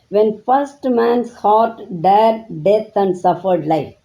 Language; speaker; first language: English; non-native, local second language; Tamil